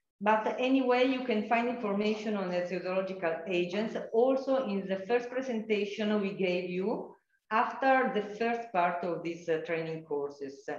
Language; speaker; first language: English; non-native, fluent; Italian